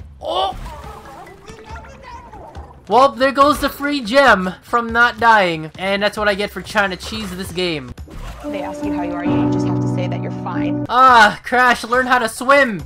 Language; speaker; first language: English; native; English